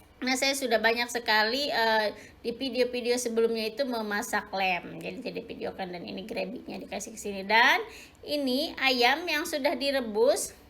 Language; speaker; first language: Indonesian; native; Indonesian